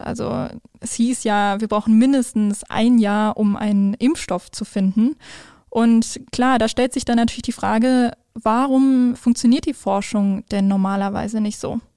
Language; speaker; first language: German; native; German